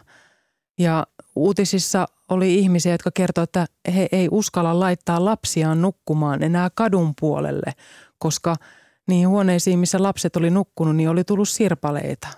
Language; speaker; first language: Finnish; native; Finnish